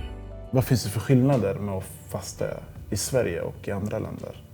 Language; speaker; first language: Swedish; native; Swedish